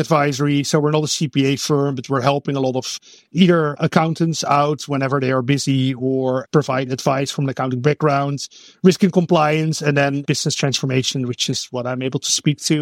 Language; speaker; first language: English; non-native, fluent; Dutch